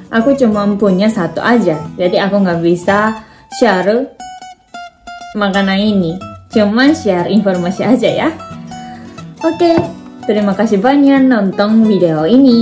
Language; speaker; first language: Indonesian; non-native, fluent; Japanese